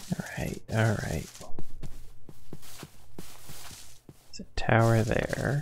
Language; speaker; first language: English; native; English